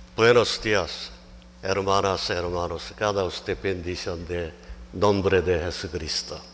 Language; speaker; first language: Spanish; non-native, learner; Korean